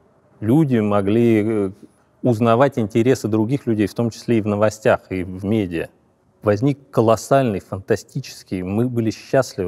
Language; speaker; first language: Russian; native; Russian